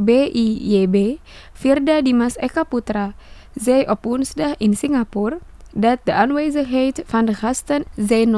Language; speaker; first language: Dutch; non-native, learner; Indonesian